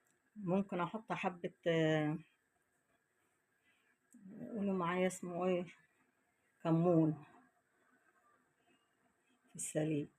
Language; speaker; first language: Arabic; native; Arabic